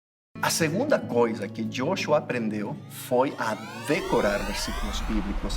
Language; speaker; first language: Portuguese; non-native, fluent; English